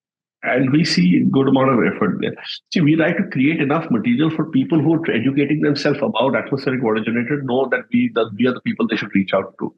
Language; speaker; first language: English; non-native, local second language; Hindi